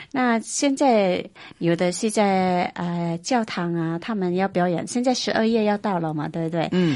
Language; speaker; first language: Chinese; non-native, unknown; Indonesian